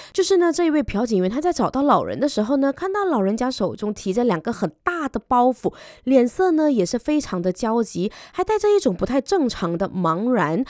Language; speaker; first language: Chinese; native; Chinese